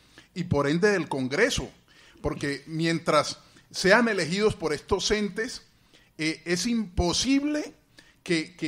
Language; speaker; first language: Spanish; native; Spanish